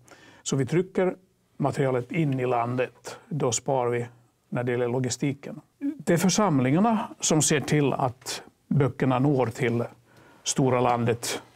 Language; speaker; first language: Swedish; non-native, fluent; Finnish